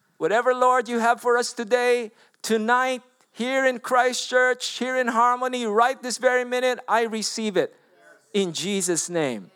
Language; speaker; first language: English; non-native, local second language; Filipino